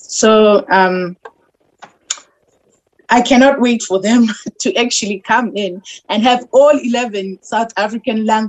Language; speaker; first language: English; non-native, local second language; Xhosa